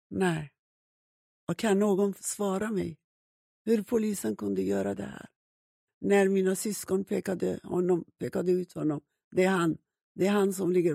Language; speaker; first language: Swedish; non-native, fluent; Persian